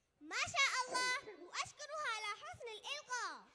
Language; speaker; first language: Arabic; non-native, learner; Bangla